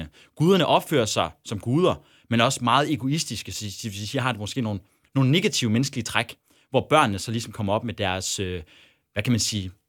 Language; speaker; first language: Danish; native; Danish